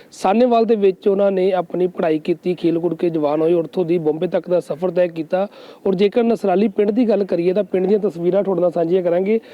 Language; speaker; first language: Punjabi; native; Punjabi